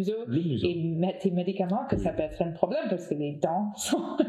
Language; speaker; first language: French; non-native, learner; English